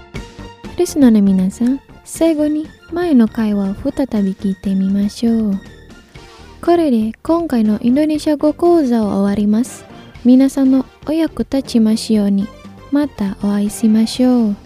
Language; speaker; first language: Japanese; non-native, fluent; Indonesian